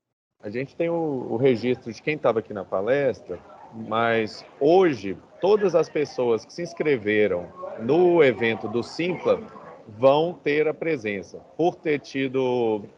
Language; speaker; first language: Portuguese; native; Portuguese